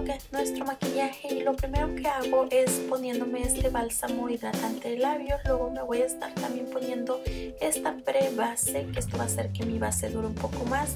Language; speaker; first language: Spanish; native; Spanish